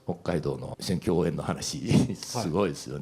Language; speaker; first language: Japanese; native; Japanese